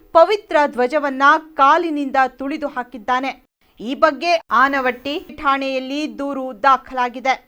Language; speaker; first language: Kannada; native; Kannada